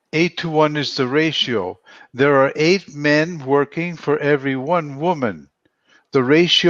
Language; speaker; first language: English; non-native, fluent; Spanish